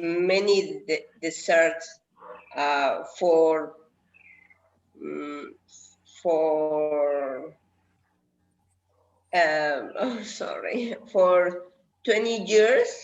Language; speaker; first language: English; non-native, learner; Spanish